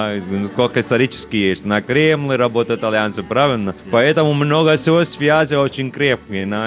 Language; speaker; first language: Russian; non-native, learner; Italian